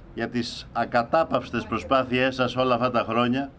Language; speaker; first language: Greek; native; Greek